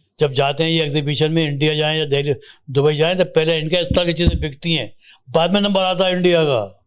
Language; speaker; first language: Urdu; native; Urdu